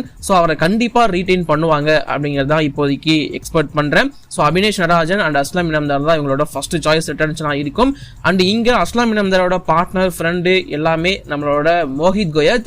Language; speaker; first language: Tamil; native; Tamil